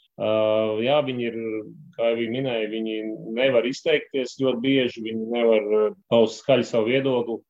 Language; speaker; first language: Latvian; native; Latvian